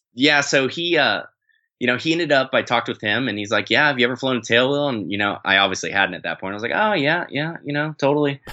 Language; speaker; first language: English; native; English